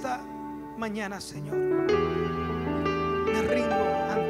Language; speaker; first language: Spanish; early bilingual, heritage; Spanish